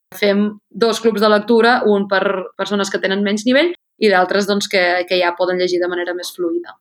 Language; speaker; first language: Catalan; native; Catalan